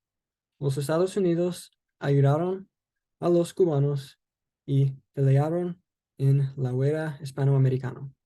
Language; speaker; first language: Spanish; non-native, learner; English